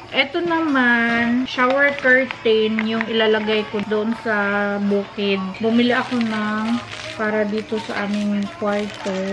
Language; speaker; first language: Filipino; non-native, local second language; Cebuano